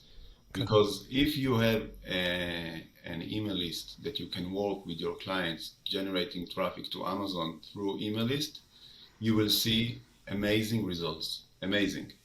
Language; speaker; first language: English; non-native, fluent; Hebrew